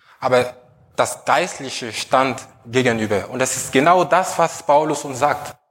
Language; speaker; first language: German; non-native, fluent; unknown